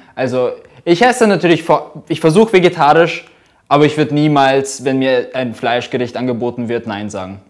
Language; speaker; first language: German; early bilingual, other home language; Russian